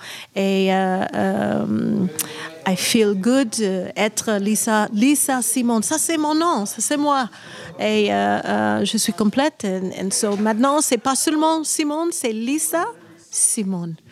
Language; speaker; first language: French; non-native, learner; English